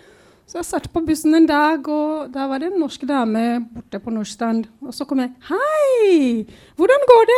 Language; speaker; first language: Norwegian; non-native, fluent; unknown